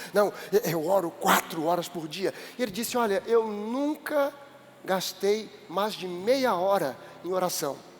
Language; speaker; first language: Portuguese; native; Portuguese